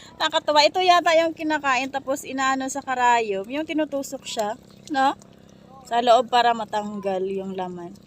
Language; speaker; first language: Filipino; non-native, local second language; Waray